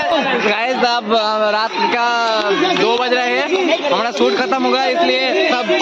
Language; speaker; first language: Hindi; non-native, local second language; Bangla